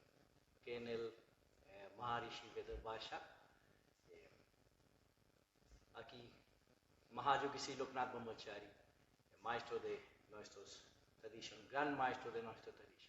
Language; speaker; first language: Spanish; non-native, learner; Bangla